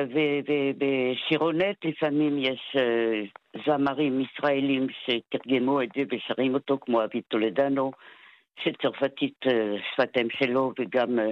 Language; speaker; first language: Hebrew; non-native, fluent; French